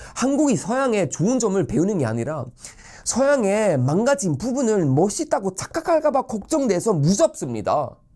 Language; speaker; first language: Korean; non-native, fluent; Swedish